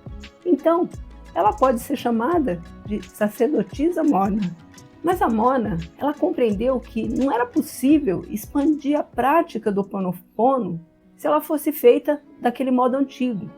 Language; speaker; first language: Portuguese; native; Portuguese